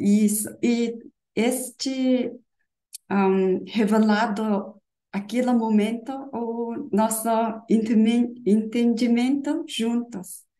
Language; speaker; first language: Portuguese; non-native, learner; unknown